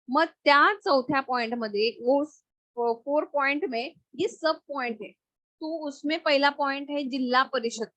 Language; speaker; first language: Hindi; non-native, local second language; Marathi